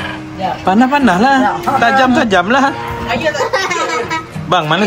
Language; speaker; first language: Malay; native; Malay